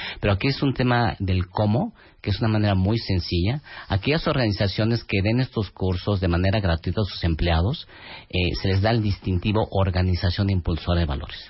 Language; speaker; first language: Spanish; native; Spanish